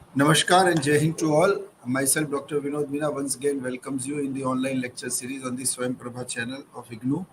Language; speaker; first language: English; non-native, local second language; Gujarati